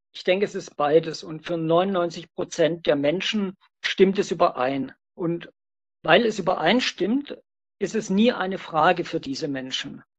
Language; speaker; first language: German; native; German